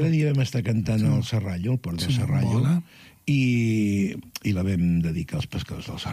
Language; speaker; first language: Catalan; native; Catalan